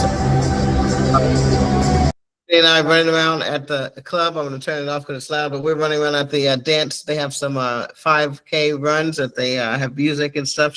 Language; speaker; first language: English; native; English